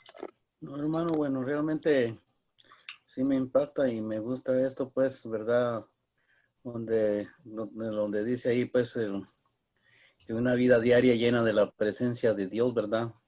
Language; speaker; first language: Spanish; native; Spanish